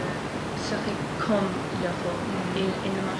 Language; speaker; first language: French; non-native, learner; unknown